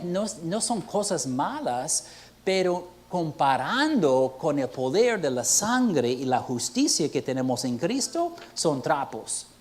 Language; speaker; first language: Spanish; non-native, fluent; English